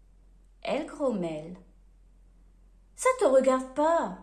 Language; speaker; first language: French; native; French